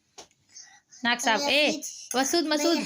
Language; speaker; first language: Hindi; native; Hindi